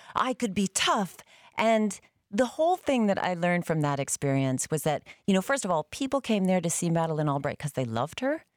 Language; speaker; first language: English; native; English